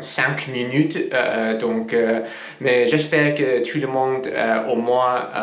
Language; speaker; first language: French; non-native, learner; English